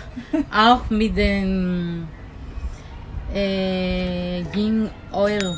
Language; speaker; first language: German; non-native, learner; Spanish